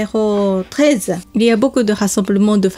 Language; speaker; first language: French; non-native, learner; Japanese